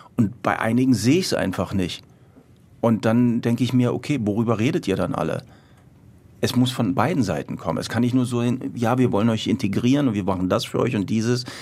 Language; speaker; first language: German; early bilingual, other home language; Croatian